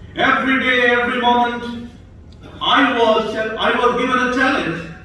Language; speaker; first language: English; non-native, local second language; Hindi